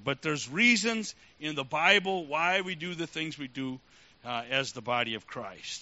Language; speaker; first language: English; native; English